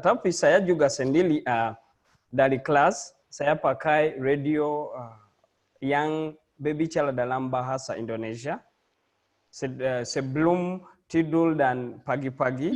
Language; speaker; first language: Indonesian; non-native, learner; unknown